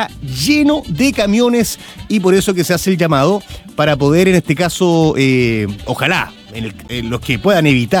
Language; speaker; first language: Spanish; native; Spanish